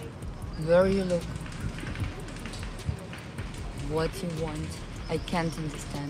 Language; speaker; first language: English; non-native, learner; Russian